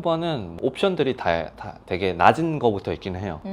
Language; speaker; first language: Korean; non-native, local second language; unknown